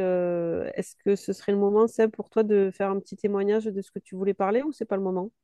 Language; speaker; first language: French; native; French